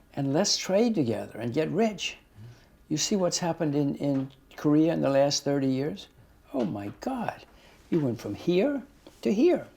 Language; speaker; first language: English; native; English